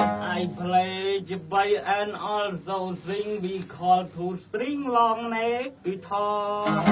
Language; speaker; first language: English; non-native, learner; Khmer